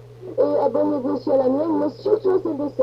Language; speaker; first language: French; native; French